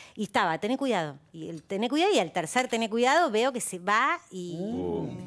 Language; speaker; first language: Spanish; native; Spanish